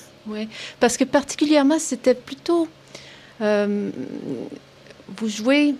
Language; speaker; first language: French; native; French